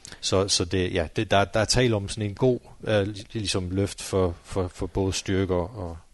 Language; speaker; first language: Danish; non-native, fluent; English